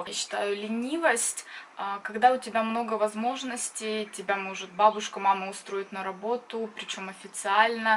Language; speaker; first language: Russian; native; Russian